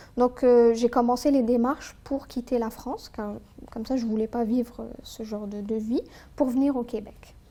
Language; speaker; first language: French; non-native, local second language; Arabic